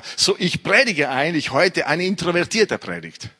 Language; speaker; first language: German; non-native, fluent; Italian